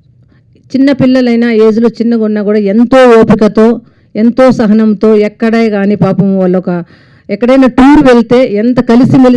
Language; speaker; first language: Telugu; native; Telugu